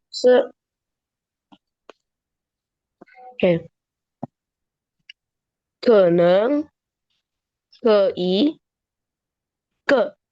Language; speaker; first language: Chinese; non-native, learner; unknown